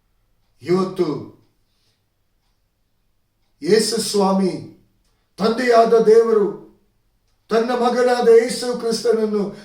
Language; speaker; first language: Kannada; native; Kannada